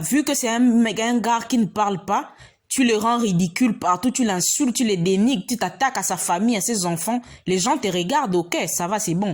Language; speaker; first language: French; non-native, local second language; Lingala